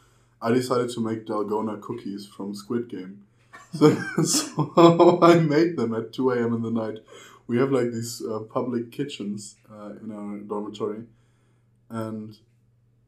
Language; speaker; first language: English; non-native, fluent; German